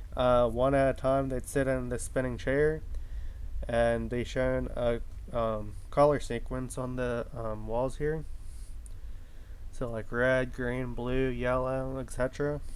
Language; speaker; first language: English; native; English